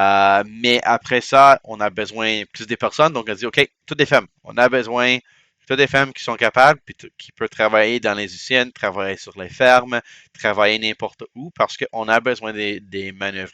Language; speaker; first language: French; non-native, local second language; English